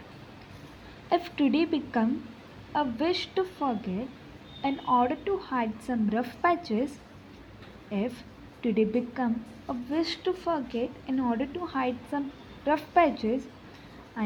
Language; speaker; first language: English; non-native, local second language; Gujarati